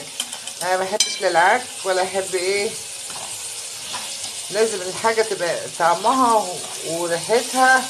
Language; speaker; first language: Arabic; native; Arabic